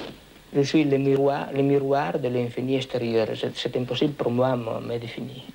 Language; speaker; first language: French; non-native, fluent; Italian